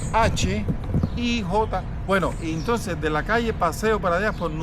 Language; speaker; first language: Spanish; native; Spanish